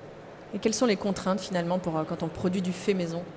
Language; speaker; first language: French; native; French